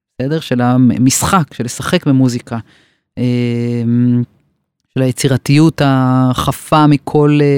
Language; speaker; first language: Hebrew; native; Hebrew